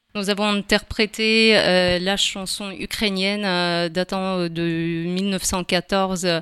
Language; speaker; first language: French; non-native, fluent; Ukrainian